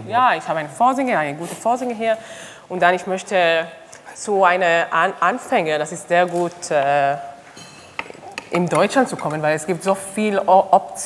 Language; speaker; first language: German; non-native, learner; Hebrew